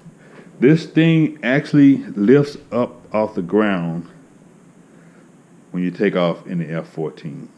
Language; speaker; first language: English; native; English